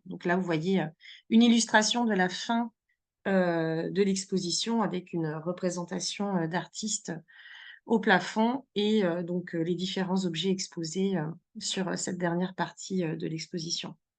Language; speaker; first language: French; native; French